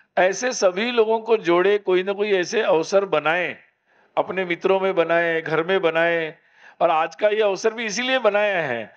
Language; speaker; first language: Hindi; non-native, local second language; Marathi